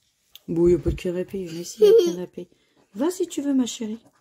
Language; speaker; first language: French; native; French